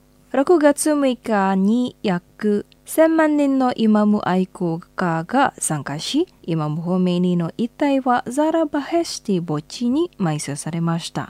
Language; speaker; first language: Japanese; non-native, fluent; Indonesian